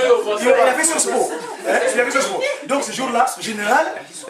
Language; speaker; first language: French; non-native, local second language; Kongo